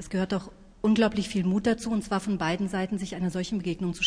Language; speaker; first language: German; native; German